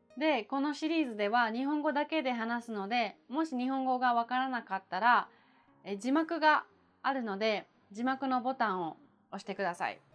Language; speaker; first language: Japanese; native; Japanese